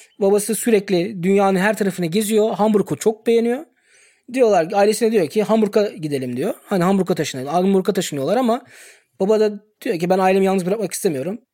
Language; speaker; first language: Turkish; early bilingual, heritage; Turkish